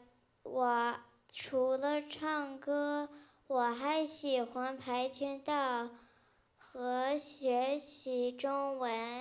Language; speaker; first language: Chinese; early bilingual, heritage; Chinese